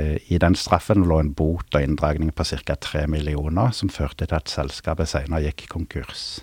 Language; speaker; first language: Norwegian; native; Norwegian